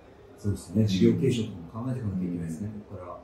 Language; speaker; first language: Japanese; native; Japanese